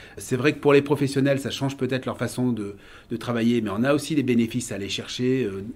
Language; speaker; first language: French; native; French